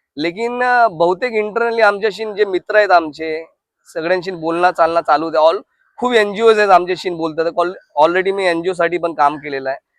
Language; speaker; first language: Marathi; non-native, local second language; Hindi